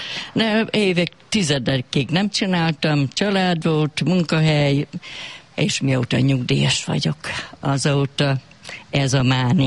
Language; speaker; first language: Hungarian; native; Hungarian